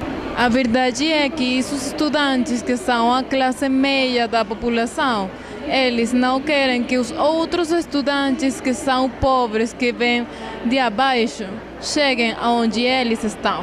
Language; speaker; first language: Portuguese; non-native, fluent; Spanish